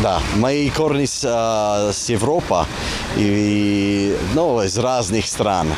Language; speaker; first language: Russian; non-native, fluent; English